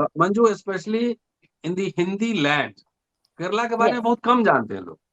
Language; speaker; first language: Hindi; native; Hindi